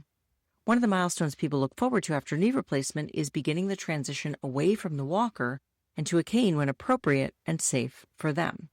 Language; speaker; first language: English; native; English